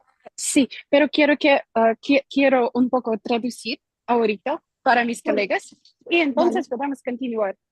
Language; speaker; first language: Spanish; non-native, learner; Russian